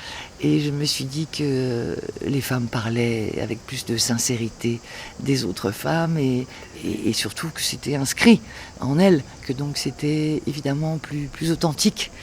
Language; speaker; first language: French; native; French